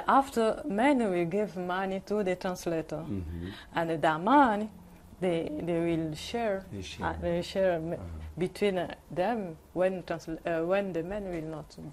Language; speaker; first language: English; non-native, learner; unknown